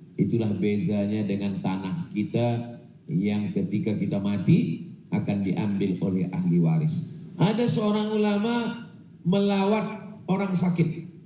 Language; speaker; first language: Malay; non-native, local second language; Minangkabau